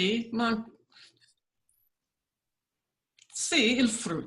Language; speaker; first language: Italian; non-native, learner; English